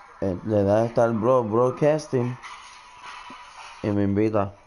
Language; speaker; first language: Spanish; native; Spanish